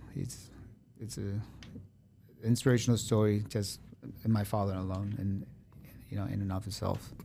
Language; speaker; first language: English; early bilingual, other home language; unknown